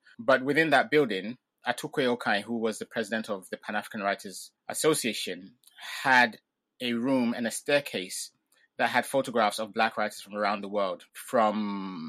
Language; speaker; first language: English; non-native, local second language; Ga